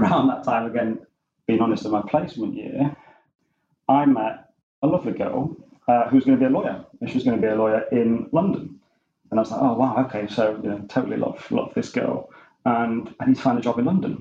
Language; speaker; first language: English; native; English